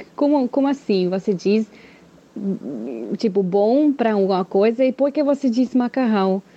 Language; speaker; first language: Portuguese; non-native, fluent; Hungarian